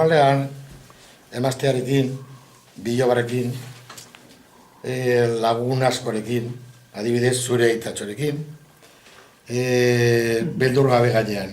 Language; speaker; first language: Basque; non-native, learner; Spanish